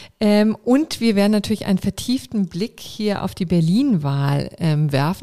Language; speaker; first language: German; native; German